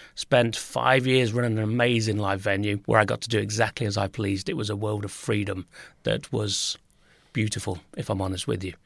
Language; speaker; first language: English; native; English